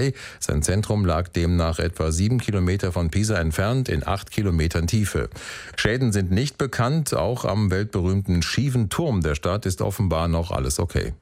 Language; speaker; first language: German; native; German